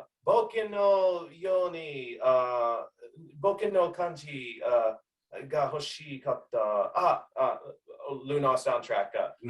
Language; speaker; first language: Japanese; non-native, learner; English